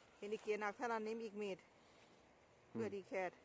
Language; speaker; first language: German; non-native, learner; Thai